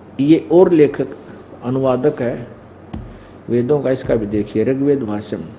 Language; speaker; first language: Hindi; native; Hindi